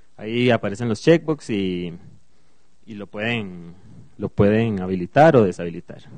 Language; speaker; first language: Spanish; native; Spanish